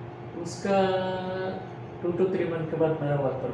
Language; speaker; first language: Hindi; non-native, learner; Bangla